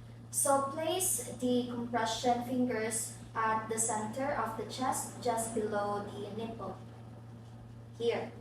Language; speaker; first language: English; non-native, local second language; Filipino